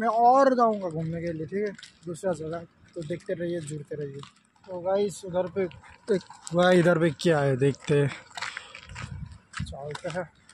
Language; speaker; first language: Hindi; non-native, local second language; Nepali